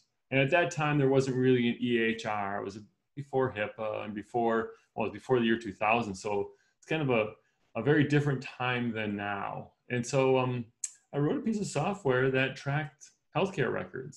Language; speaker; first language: English; native; English